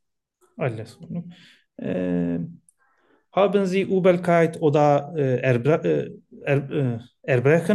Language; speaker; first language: German; non-native, learner; Turkish